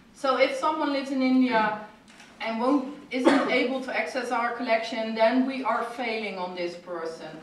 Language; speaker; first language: English; non-native, fluent; Dutch